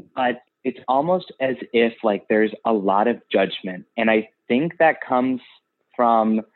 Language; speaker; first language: English; native; English